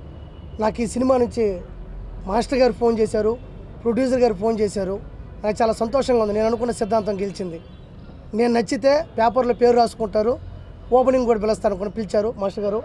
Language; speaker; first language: Telugu; native; Telugu